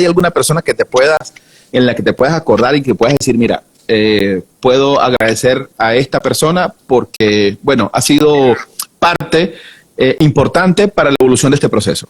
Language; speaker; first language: Spanish; native; Spanish